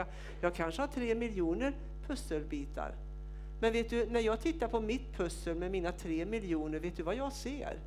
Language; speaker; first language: Swedish; native; Swedish